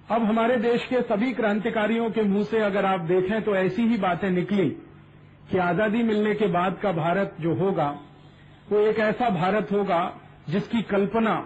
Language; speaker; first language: Hindi; native; Hindi